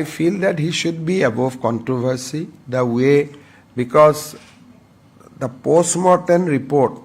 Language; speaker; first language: English; non-native, local second language; Assamese